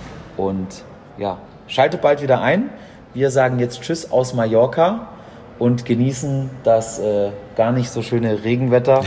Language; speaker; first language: German; native; German